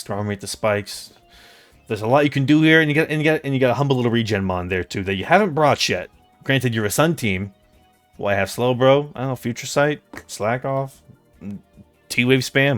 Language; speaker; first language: English; native; English